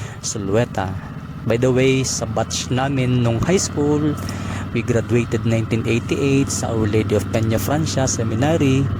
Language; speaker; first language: Filipino; non-native, local second language; Bikol